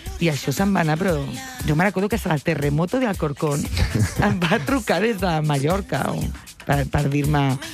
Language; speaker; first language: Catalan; non-native, local second language; Spanish